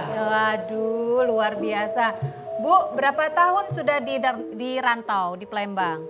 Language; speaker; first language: Indonesian; native; Indonesian